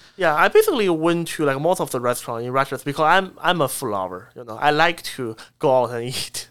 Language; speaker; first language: English; non-native, fluent; Chinese